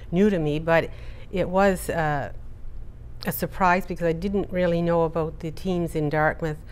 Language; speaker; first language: English; native; English